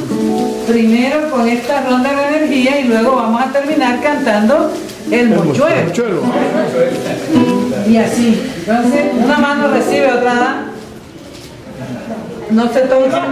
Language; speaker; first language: Spanish; native; Spanish